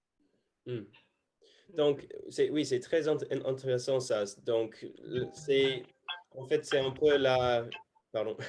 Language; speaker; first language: French; non-native, fluent; English